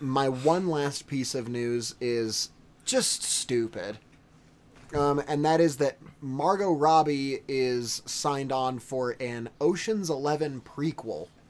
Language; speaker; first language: English; native; English